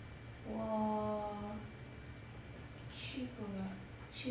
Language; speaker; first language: Chinese; non-native, learner; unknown